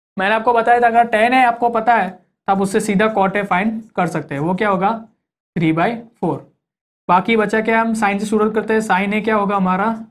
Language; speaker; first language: Hindi; native; Hindi